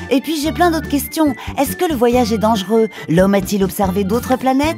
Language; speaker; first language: French; native; French